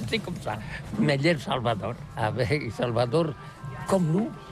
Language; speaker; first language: French; non-native, learner; Catalan